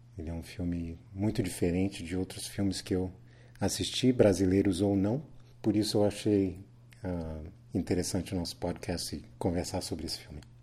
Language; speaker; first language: Portuguese; native; Portuguese